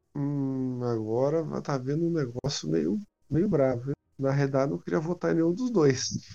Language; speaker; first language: Portuguese; native; Portuguese